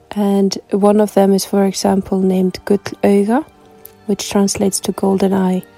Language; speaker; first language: English; non-native, fluent; Icelandic